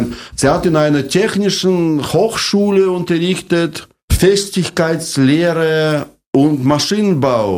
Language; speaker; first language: German; non-native, fluent; Russian